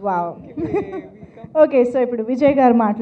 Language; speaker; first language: Telugu; native; Telugu